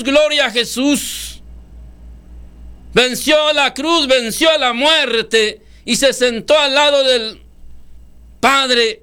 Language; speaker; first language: Spanish; native; Spanish